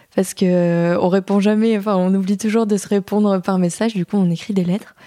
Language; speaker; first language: French; native; French